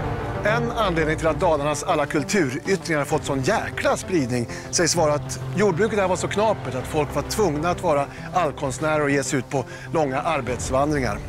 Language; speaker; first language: Swedish; native; Swedish